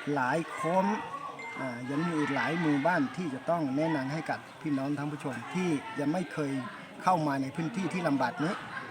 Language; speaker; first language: Thai; non-native, local second language; S'gaw Karen